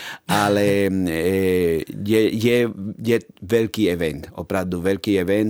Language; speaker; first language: Czech; non-native, fluent; Spanish